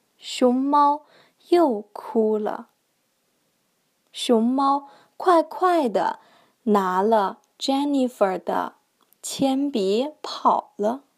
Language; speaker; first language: Chinese; non-native, learner; English